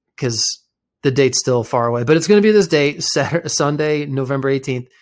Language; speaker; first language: English; native; English